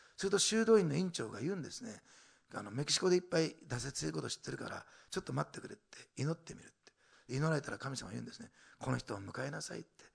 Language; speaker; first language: Japanese; native; Japanese